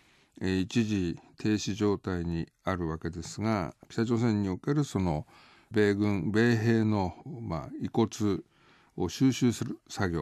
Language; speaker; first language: Japanese; native; Japanese